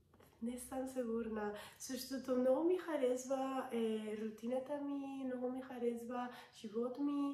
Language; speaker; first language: Bulgarian; non-native, learner; English